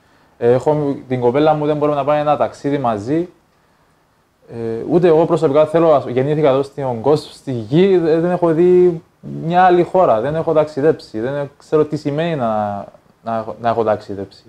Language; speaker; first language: Greek; early bilingual, other home language; Persian